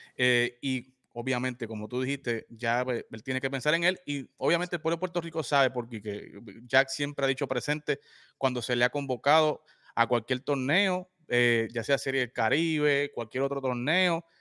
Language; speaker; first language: Spanish; native; Spanish